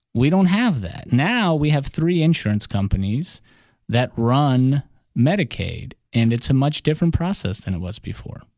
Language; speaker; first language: English; early bilingual, other home language; Russian